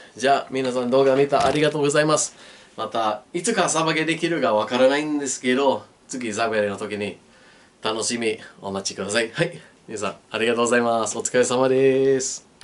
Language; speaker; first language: Japanese; non-native, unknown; English